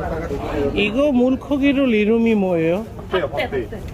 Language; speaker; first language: Korean; non-native, learner; Bangla